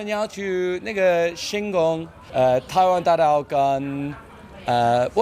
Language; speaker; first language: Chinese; non-native, learner; English